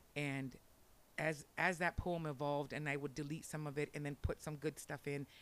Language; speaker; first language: English; early bilingual, other home language; Spanish